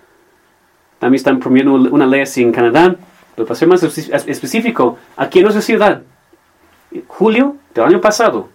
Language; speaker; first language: Spanish; non-native, fluent; English